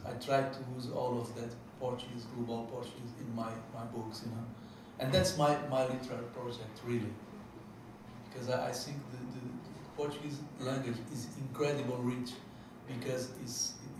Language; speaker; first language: English; non-native, fluent; Portuguese